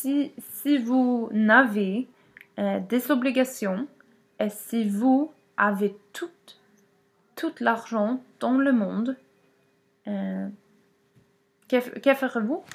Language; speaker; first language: French; non-native, learner; Swedish